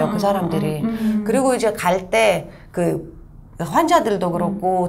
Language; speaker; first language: Korean; non-native, fluent; Russian